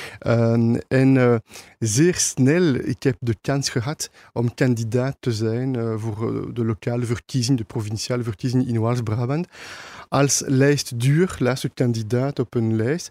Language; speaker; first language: Dutch; non-native, local second language; French